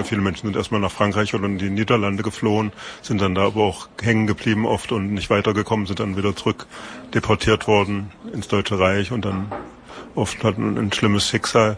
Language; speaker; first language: German; native; German